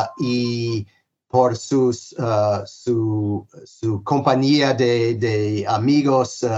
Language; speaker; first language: Spanish; non-native, fluent; English